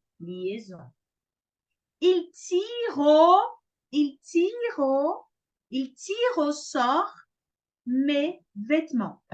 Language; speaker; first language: French; non-native, fluent; Portuguese